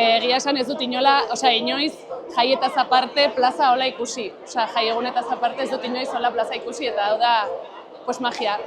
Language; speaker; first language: Basque; non-native, local second language; Spanish